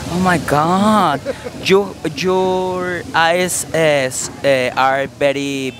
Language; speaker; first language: English; non-native, learner; Spanish